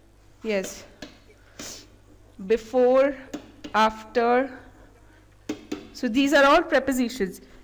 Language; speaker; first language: English; non-native, local second language; Hindi